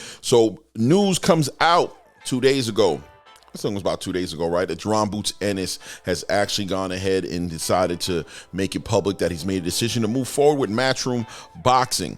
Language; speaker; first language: English; native; English